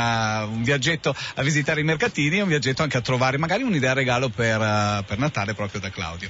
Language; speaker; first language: Italian; native; Italian